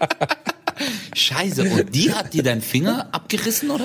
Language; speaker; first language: German; early bilingual, other home language; Turkish